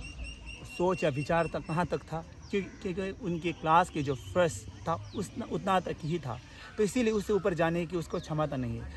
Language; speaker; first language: Hindi; non-native, local second language; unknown